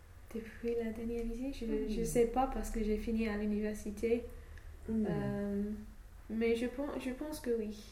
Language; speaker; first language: French; non-native, fluent; English